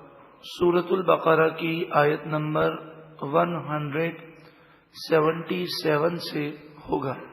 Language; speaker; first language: Urdu; native; Urdu